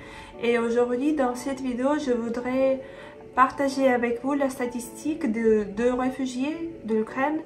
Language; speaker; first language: French; non-native, fluent; Russian